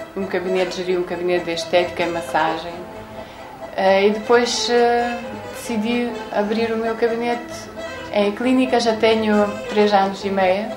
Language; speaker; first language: Portuguese; non-native, fluent; Ukrainian